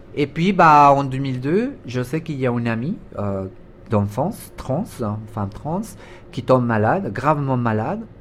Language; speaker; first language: French; non-native, fluent; Spanish